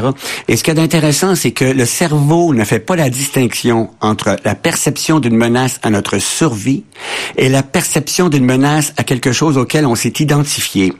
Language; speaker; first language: French; native; French